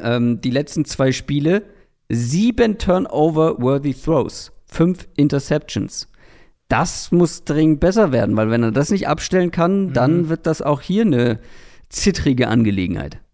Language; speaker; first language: German; native; German